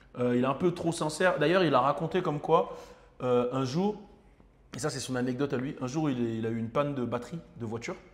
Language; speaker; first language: French; native; French